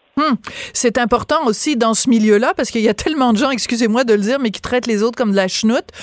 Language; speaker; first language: French; native; French